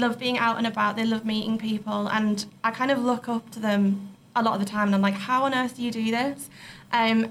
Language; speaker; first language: English; native; English